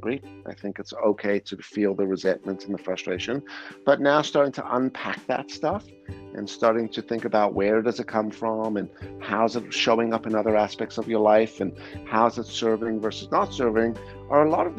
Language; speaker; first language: English; native; English